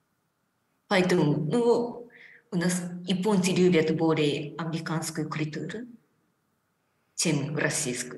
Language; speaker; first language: Russian; non-native, fluent; Japanese